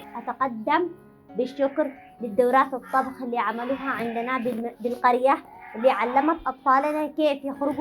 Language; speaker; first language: Arabic; native; Arabic